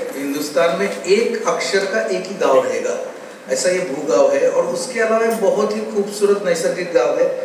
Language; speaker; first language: Hindi; non-native, local second language; Marathi